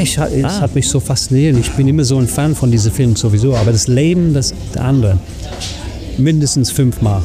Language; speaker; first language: German; non-native, fluent; English